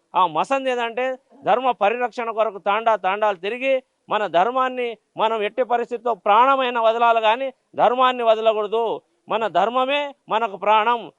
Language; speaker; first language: Telugu; non-native, local second language; Lambadi